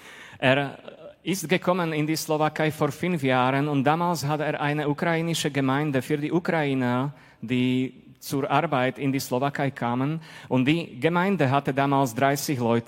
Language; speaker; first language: German; non-native, fluent; Slovak